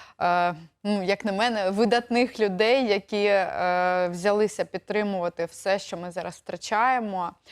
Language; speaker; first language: Ukrainian; native; Ukrainian